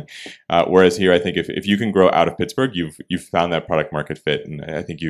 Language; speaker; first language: English; native; English